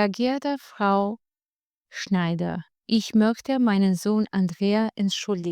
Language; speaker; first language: German; non-native, fluent; Albanian